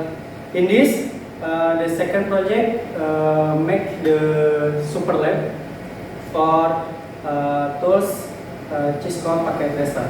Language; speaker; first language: English; non-native, learner; Indonesian